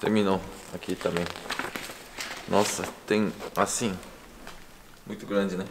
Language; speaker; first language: Portuguese; non-native, learner; Korean